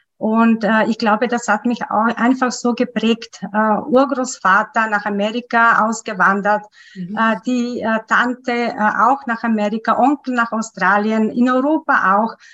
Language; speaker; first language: German; non-native, fluent; Macedonian